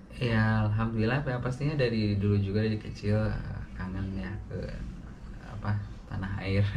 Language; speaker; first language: Indonesian; early bilingual, heritage; Indonesian